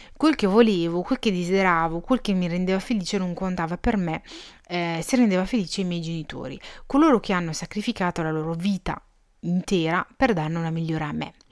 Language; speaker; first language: Italian; early bilingual, other home language; Arabic